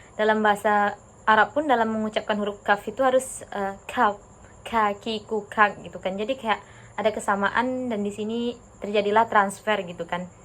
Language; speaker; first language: Indonesian; non-native, local second language; Minangkabau